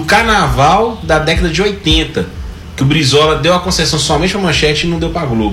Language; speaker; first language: Portuguese; native; Portuguese